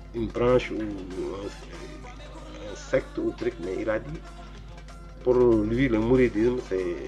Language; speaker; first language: French; non-native, local second language; Wolof